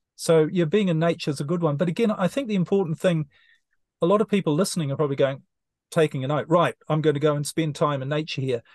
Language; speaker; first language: English; native; English